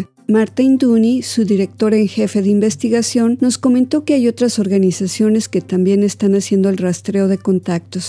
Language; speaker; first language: Spanish; native; Spanish